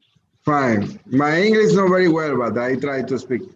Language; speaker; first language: English; non-native, learner; Spanish